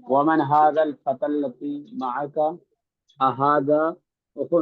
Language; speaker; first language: Arabic; non-native, learner; Urdu